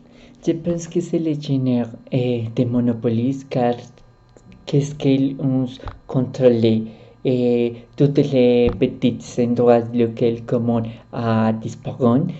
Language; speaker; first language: French; non-native, learner; Spanish